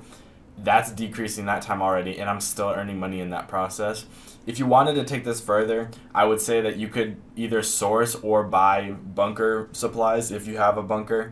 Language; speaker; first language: English; native; English